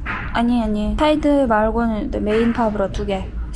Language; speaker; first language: Korean; non-native, fluent; Turkmen